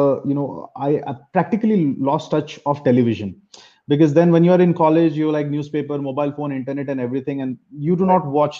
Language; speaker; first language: English; non-native, local second language; Bangla